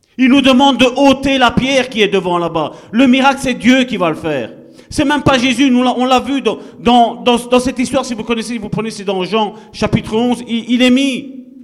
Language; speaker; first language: French; non-native, fluent; Italian